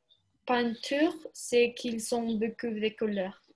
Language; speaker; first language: French; non-native, learner; Spanish